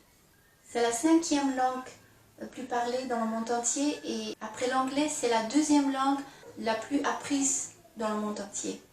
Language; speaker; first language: French; non-native, fluent; Chinese